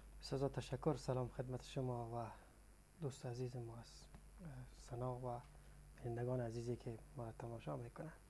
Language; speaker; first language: Persian; native; Persian